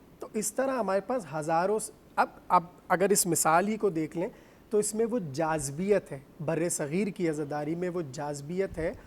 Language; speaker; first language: Urdu; native; Urdu